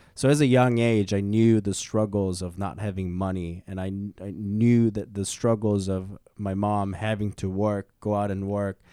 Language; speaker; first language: English; early bilingual, other home language; Korean